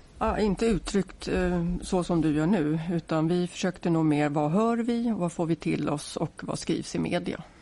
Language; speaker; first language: Swedish; native; Swedish